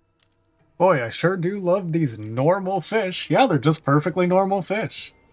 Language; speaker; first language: English; native; English